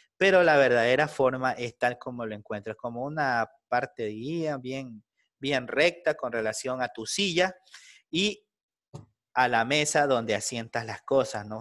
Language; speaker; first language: Spanish; native; Spanish